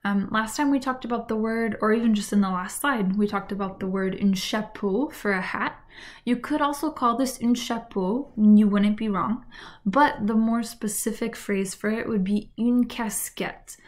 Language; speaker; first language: English; native; English